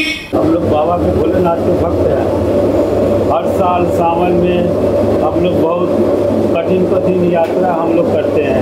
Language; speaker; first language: Hindi; native; Hindi